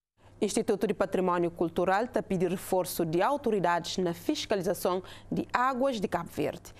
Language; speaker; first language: Portuguese; non-native, local second language; Kabuverdianu